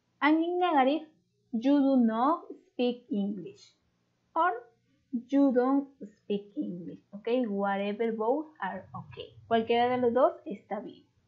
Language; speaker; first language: English; non-native, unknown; Spanish